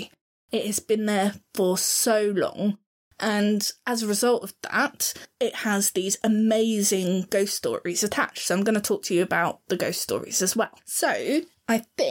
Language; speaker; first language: English; native; English